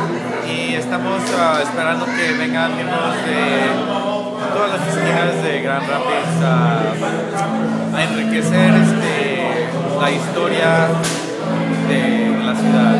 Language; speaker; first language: Spanish; native; Spanish